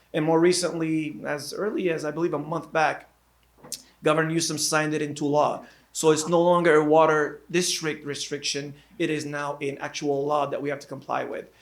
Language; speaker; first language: English; native; English